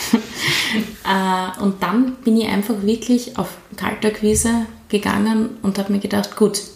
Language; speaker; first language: German; native; German